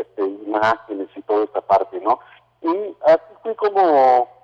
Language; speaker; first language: Spanish; non-native, local second language; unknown